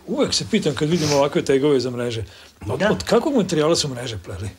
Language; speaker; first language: Bosnian; native; Bosnian